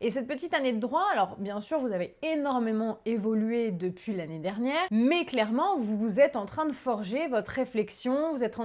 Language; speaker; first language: French; native; French